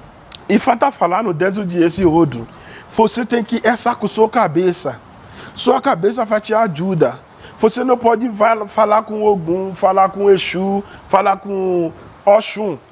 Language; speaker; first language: Portuguese; non-native, learner; Yoruba